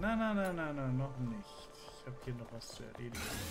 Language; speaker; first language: German; native; German